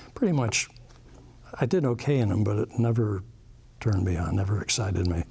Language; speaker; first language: English; native; English